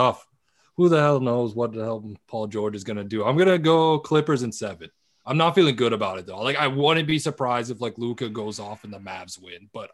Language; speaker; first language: English; native; English